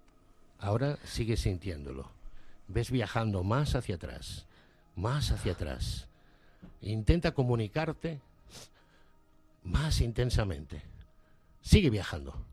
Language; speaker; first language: Spanish; native; Spanish